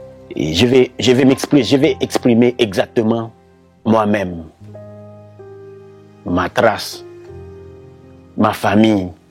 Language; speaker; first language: French; non-native, local second language; Haitian Creole